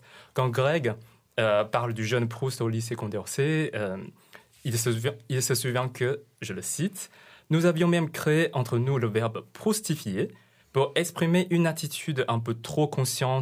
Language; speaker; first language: French; non-native, fluent; Chinese